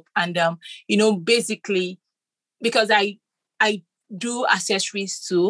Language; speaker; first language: English; non-native, local second language; Yoruba